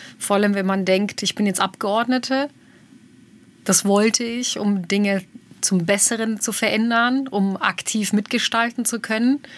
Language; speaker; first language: German; early bilingual, other home language; Bosnian